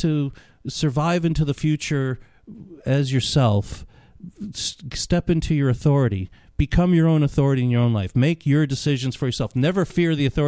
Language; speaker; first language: English; native; English